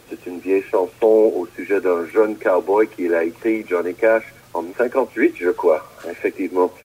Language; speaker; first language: French; native; French